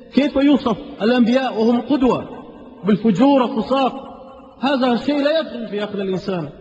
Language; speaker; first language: Arabic; non-native, fluent; Portuguese